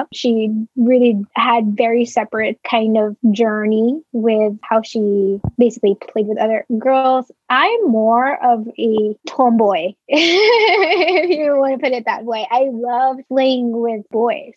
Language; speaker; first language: English; non-native, local second language; Filipino